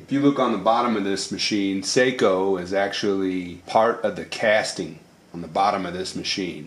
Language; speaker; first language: English; native; English